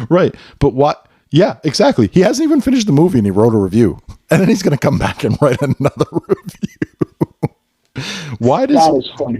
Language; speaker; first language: English; native; English